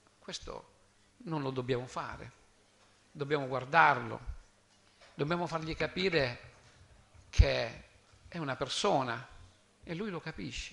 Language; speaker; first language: Italian; native; Italian